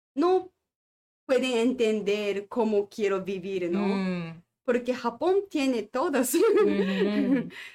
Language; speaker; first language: Spanish; non-native, learner; Japanese